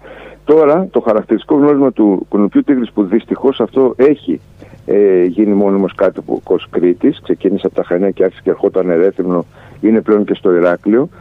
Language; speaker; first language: Greek; native; Greek